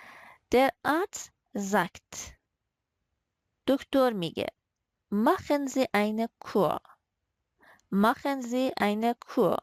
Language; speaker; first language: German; non-native, fluent; Persian